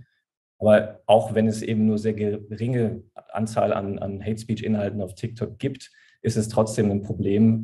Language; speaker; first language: German; native; German